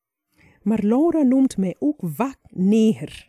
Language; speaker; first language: Dutch; non-native, fluent; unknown